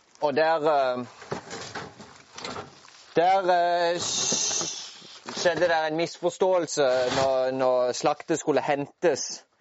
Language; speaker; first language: Norwegian; native; Norwegian